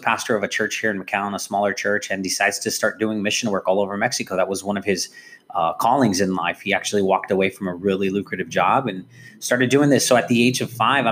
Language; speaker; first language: English; native; English